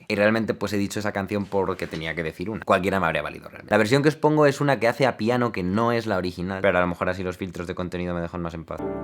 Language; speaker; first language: Spanish; native; Spanish